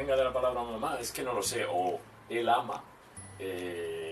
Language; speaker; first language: Spanish; native; Spanish